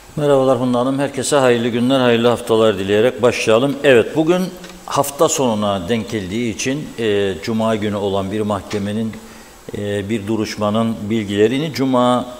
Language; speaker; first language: Turkish; native; Turkish